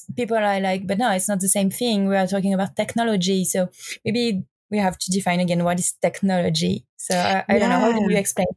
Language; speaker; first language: English; non-native, fluent; French